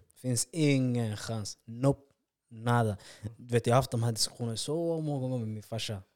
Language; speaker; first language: Swedish; early bilingual, other home language; Somali